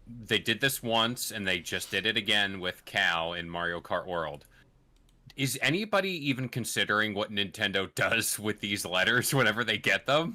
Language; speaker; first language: English; native; English